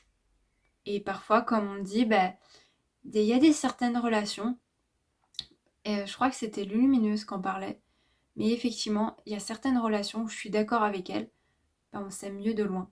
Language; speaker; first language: French; native; French